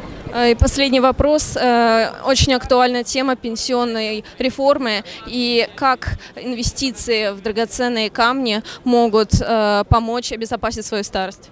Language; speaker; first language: Russian; native; Russian